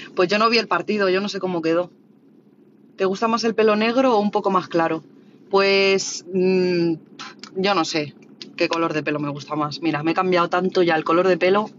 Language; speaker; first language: Spanish; native; Spanish